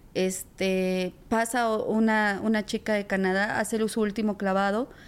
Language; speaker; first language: Spanish; native; Spanish